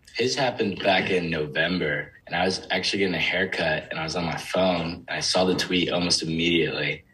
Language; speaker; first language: English; native; English